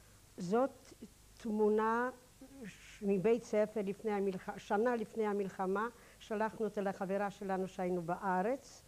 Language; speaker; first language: Hebrew; non-native, fluent; Polish